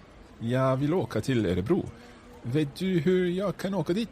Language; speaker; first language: Swedish; non-native, learner; English